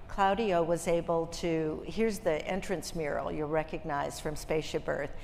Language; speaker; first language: English; native; English